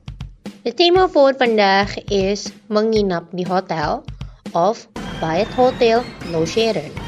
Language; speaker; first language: Dutch; non-native, fluent; Indonesian